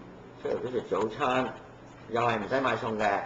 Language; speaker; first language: Cantonese; native; Cantonese